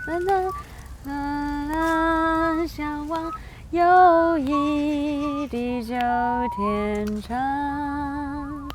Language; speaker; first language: Chinese; native; Chinese